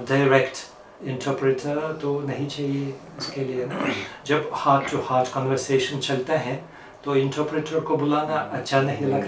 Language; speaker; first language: Hindi; non-native, fluent; Russian